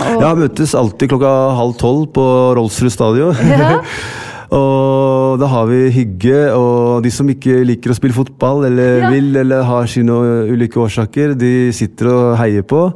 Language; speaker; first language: Norwegian; non-native, fluent; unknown